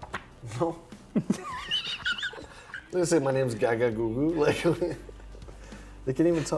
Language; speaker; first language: English; native; English